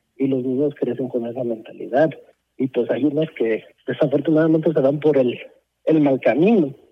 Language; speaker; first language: Spanish; early bilingual, heritage; Spanish